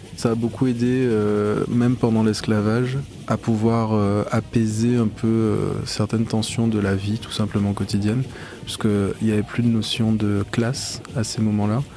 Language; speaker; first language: French; native; French